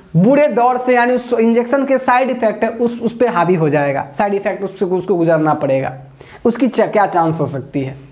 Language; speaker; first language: Hindi; native; Hindi